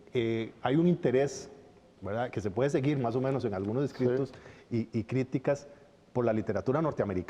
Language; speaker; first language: Spanish; native; Spanish